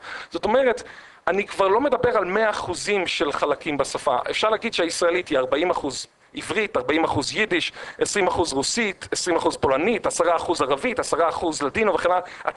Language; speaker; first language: Hebrew; native; Hebrew